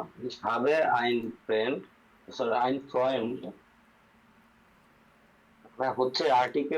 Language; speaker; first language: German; non-native, learner; Bangla